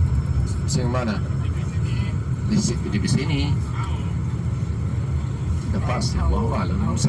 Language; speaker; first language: Indonesian; non-native, learner; Arabic